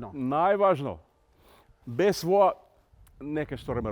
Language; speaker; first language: Macedonian; early bilingual, heritage; Macedonian